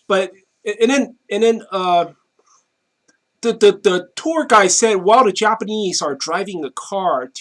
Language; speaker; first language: English; non-native, fluent; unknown